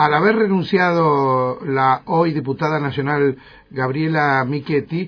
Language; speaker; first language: Spanish; native; Spanish